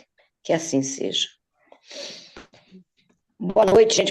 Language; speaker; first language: Portuguese; native; Portuguese